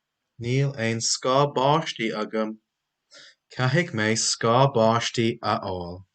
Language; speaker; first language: Irish; non-native, local second language; English